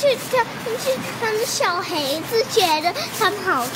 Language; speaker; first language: Chinese; early bilingual, heritage; Chinese